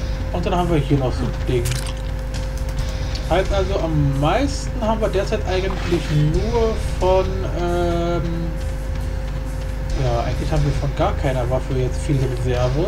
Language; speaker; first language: German; native; German